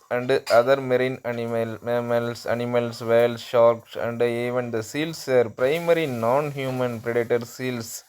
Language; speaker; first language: English; non-native, local second language; Tamil